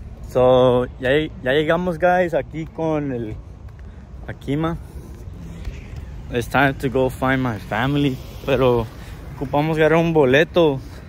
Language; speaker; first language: Spanish; early bilingual, heritage; Spanish